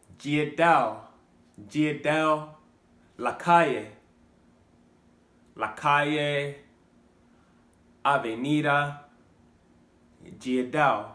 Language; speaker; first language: Spanish; non-native, learner; English